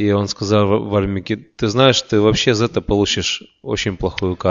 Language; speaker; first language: Russian; native; Russian